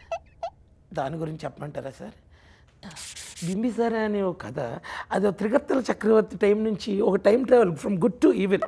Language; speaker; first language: Telugu; native; Telugu